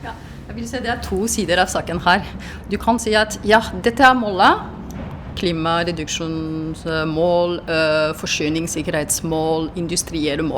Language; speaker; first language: Norwegian; non-native, fluent; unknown